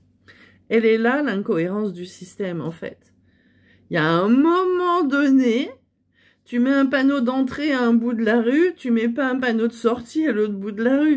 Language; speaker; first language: French; native; French